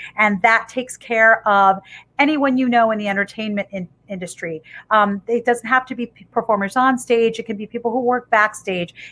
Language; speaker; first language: English; native; English